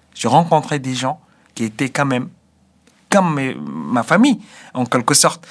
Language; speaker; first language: French; non-native, fluent; Arabic